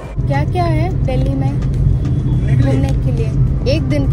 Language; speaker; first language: Hindi; non-native, local second language; Kannada